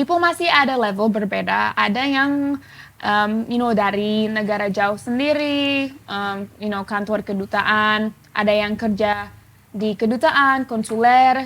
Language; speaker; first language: Indonesian; non-native, fluent; English